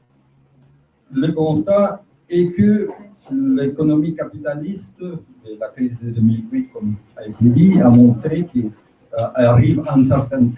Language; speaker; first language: French; native; French